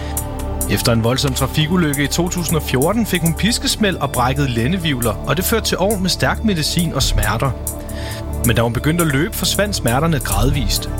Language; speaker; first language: Danish; native; Danish